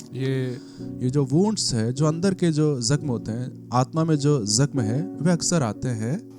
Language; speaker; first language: Hindi; non-native, local second language; Malayalam